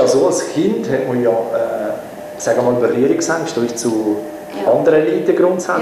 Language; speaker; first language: German; native; German